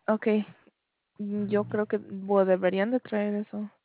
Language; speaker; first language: Spanish; early bilingual, heritage; Spanish